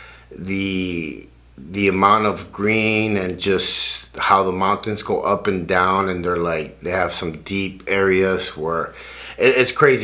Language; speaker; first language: English; native; English